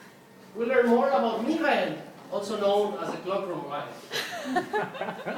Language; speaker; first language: English; non-native, fluent; Spanish